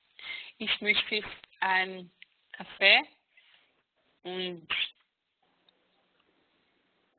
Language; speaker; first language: German; non-native, learner; Hebrew